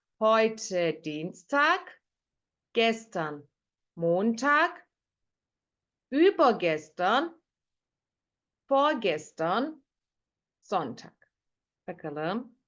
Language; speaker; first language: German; non-native, fluent; Turkish